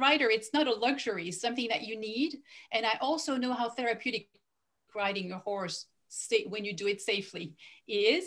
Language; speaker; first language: English; non-native, fluent; French